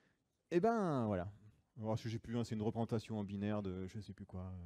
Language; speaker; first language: French; native; French